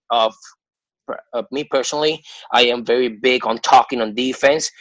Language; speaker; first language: English; non-native, fluent; Spanish